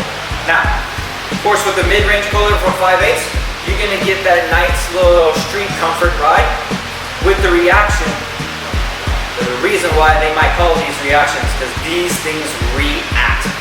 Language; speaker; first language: English; native; English